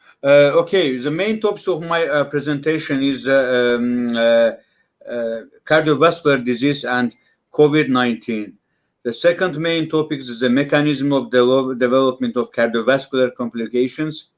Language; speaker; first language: English; non-native, learner; Russian